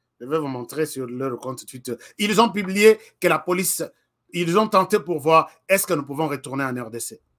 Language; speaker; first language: French; non-native, local second language; Lingala